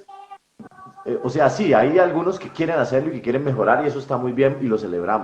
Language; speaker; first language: Spanish; native; Spanish